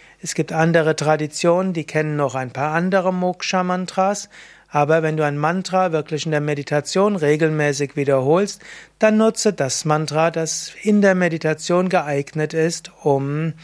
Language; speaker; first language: German; native; German